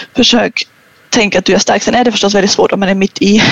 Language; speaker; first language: Swedish; non-native, fluent; German